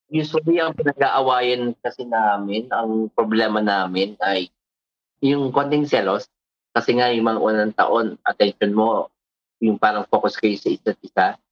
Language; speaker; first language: Filipino; native; Filipino